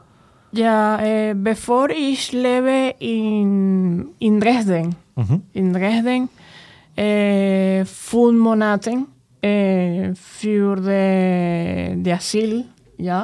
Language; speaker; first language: German; non-native, learner; Spanish